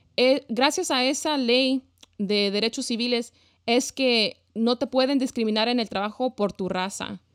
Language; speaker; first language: Spanish; early bilingual, heritage; Spanish